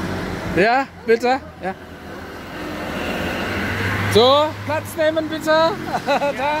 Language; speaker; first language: German; non-native, fluent; Indonesian